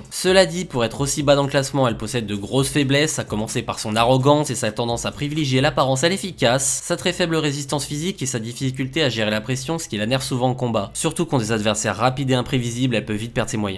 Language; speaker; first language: French; native; French